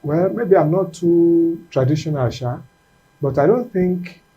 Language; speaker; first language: English; non-native, local second language; Yoruba